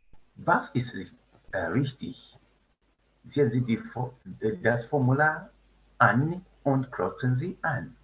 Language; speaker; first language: German; non-native, fluent; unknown